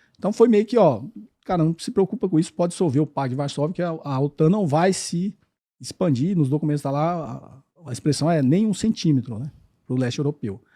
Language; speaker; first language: Portuguese; native; Portuguese